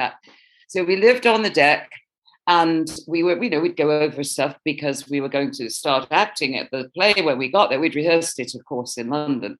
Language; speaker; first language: English; native; English